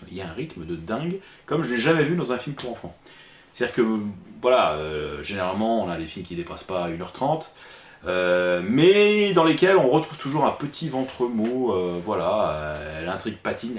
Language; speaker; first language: French; native; French